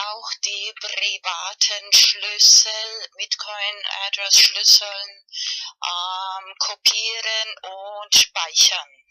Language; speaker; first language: German; non-native, fluent; Spanish